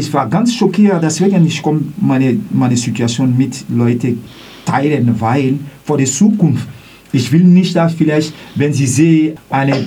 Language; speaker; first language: German; non-native, learner; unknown